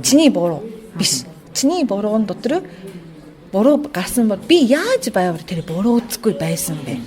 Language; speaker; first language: Mongolian; non-native, fluent; Japanese